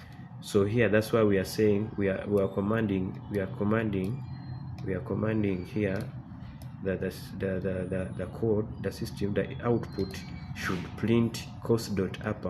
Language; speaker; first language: English; non-native, local second language; Ganda